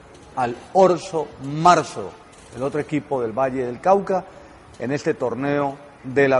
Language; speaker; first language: Spanish; native; Spanish